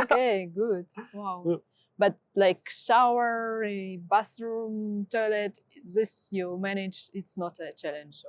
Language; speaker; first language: English; non-native, fluent; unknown